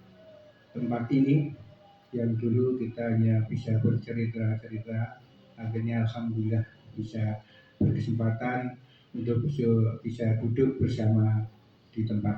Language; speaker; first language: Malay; non-native, local second language; Javanese